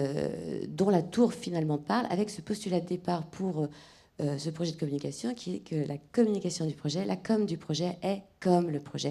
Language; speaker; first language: French; native; French